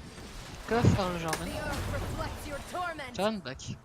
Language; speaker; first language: French; native; French